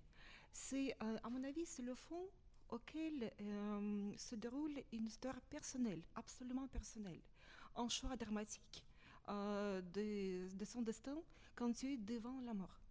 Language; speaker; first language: French; non-native, fluent; Russian